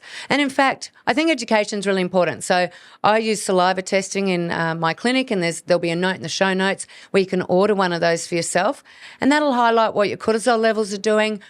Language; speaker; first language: English; native; English